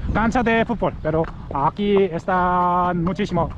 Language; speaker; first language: Spanish; non-native, learner; Korean